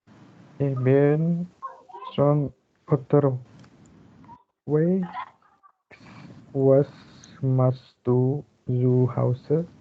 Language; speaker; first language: German; non-native, learner; Indonesian